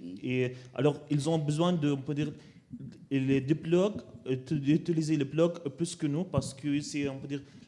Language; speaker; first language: French; non-native, learner; Arabic